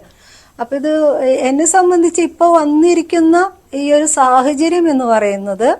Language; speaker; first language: Malayalam; native; Malayalam